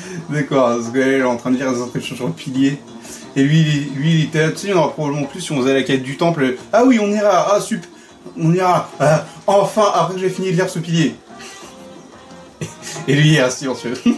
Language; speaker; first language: French; native; French